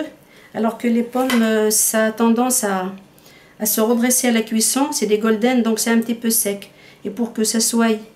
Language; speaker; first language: French; native; French